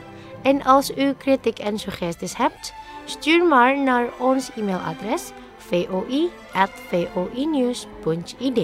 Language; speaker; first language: Dutch; non-native, fluent; Indonesian